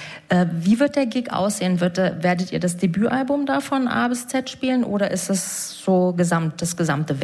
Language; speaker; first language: German; native; German